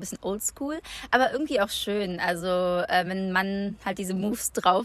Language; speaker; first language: German; native; German